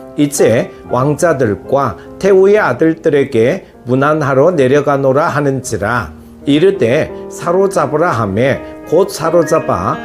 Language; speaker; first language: Korean; native; Korean